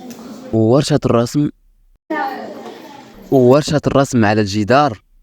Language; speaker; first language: Arabic; native; Arabic